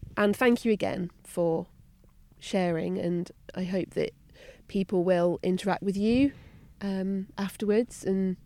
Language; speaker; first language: English; native; English